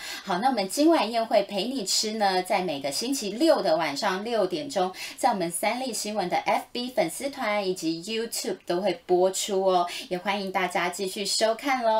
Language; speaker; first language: Chinese; native; Chinese